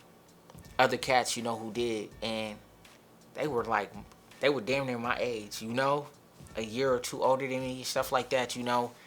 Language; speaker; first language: English; early bilingual, other home language; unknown